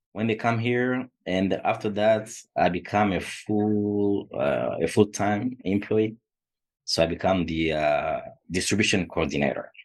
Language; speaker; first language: English; non-native, fluent; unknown